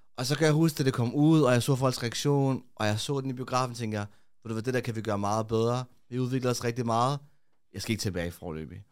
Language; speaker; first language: Danish; early bilingual, other home language; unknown